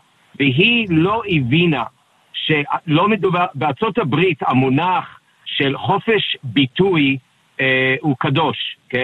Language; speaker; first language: Hebrew; non-native, fluent; English